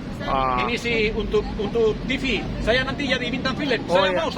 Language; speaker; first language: Indonesian; non-native, fluent; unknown